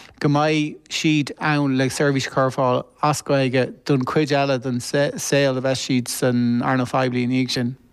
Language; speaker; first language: Irish; native; Irish